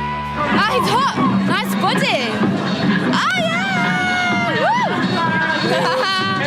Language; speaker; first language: English; non-native, learner; French